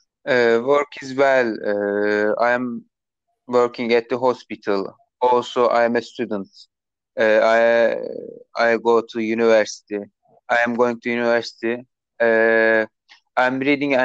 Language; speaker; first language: English; non-native, learner; Turkish